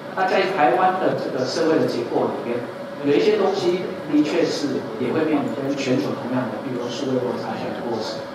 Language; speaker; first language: Chinese; native; Chinese